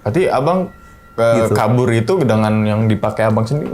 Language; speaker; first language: Indonesian; native; Indonesian